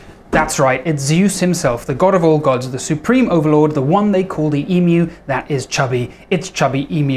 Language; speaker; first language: English; native; English